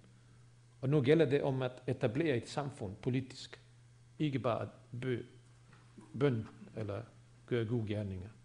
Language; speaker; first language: Swedish; non-native, fluent; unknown